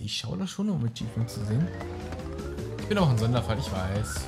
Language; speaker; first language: German; native; German